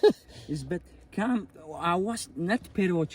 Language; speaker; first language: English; non-native, learner; Tajik